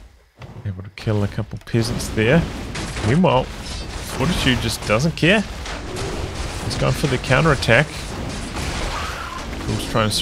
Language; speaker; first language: English; native; English